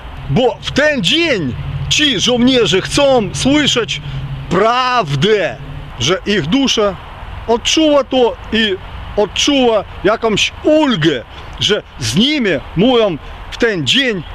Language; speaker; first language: Polish; early bilingual, heritage; Ukrainian